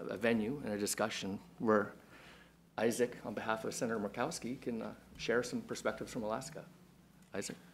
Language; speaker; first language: English; native; English